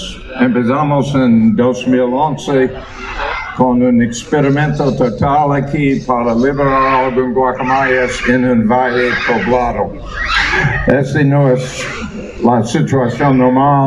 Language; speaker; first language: Spanish; non-native, learner; English